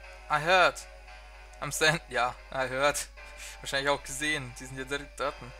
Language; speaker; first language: German; native; German